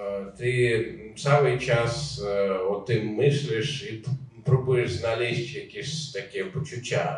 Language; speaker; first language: Polish; non-native, learner; Ukrainian